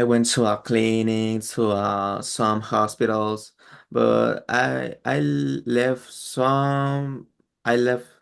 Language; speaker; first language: English; non-native, learner; Spanish